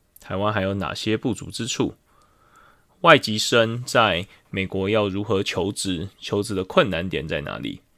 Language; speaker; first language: Chinese; native; Chinese